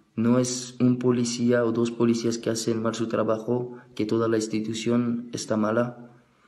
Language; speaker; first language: Spanish; non-native, fluent; French